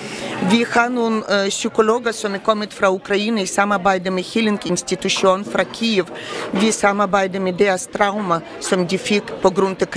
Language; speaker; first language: Danish; non-native, fluent; Ukrainian